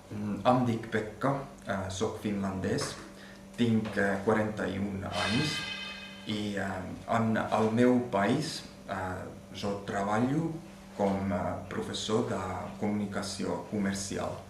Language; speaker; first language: Catalan; non-native, learner; Finnish